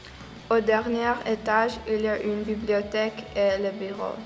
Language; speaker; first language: French; non-native, learner; Croatian